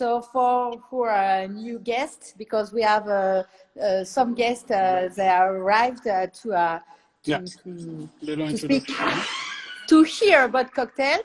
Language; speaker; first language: English; non-native, learner; French